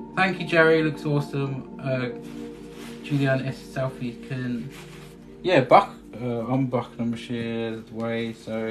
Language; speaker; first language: English; native; English